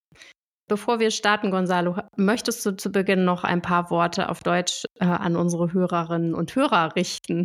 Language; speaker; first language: German; native; German